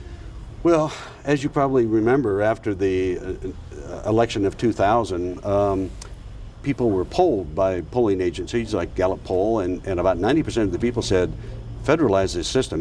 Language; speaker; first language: English; native; English